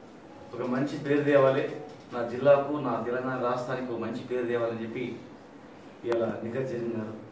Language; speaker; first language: Telugu; native; Telugu